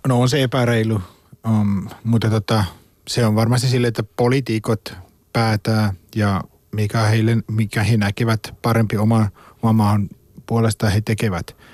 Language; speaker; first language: Finnish; non-native, fluent; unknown